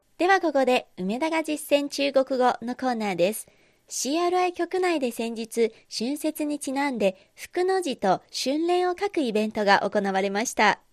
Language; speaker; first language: Japanese; non-native, fluent; Chinese